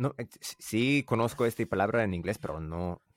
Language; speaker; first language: Spanish; non-native, learner; English